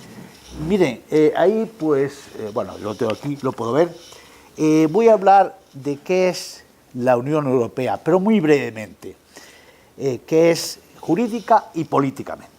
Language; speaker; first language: Spanish; native; Spanish